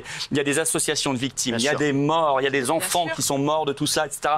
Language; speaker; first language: French; native; French